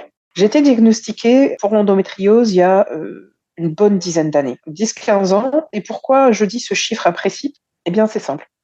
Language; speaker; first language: French; native; French